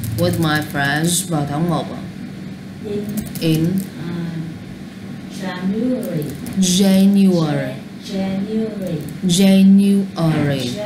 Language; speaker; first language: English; non-native, learner; Vietnamese